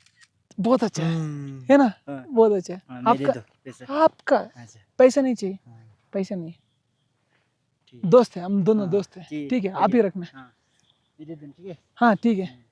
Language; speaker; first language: Hindi; non-native, local second language; Kannada